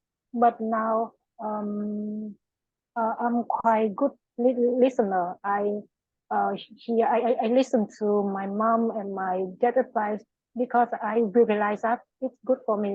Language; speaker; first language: English; non-native, learner; Vietnamese